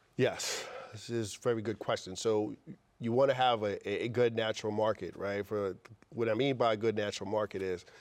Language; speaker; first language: English; native; English